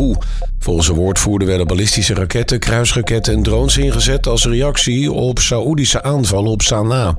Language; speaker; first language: Dutch; native; Dutch